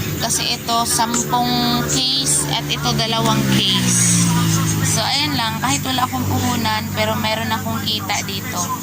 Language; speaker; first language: Filipino; non-native, local second language; Cebuano